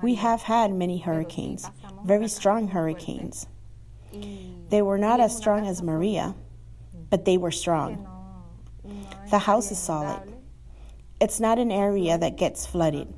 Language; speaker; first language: English; non-native, local second language; Spanish